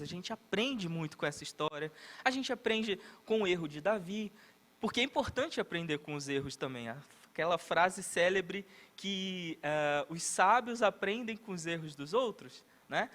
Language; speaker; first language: Portuguese; native; Portuguese